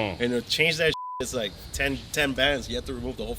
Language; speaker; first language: English; native; English